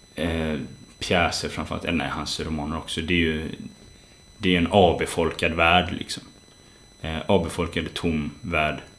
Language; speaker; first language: Swedish; native; Swedish